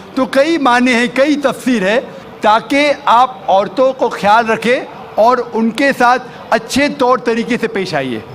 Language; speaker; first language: Urdu; non-native, local second language; Konkani